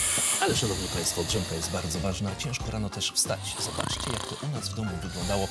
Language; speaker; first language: Polish; native; Polish